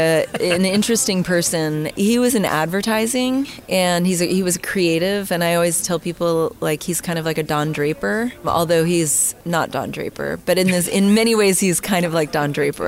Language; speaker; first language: English; native; English